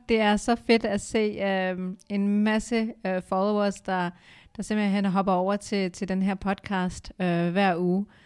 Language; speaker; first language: Danish; early bilingual, other home language; Urdu